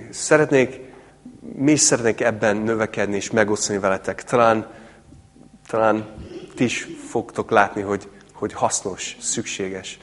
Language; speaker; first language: Hungarian; non-native, fluent; English